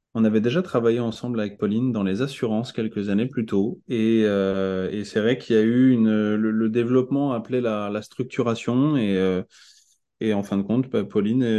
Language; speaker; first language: French; native; French